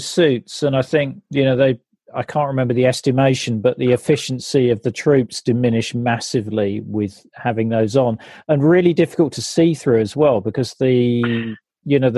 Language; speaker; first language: English; native; English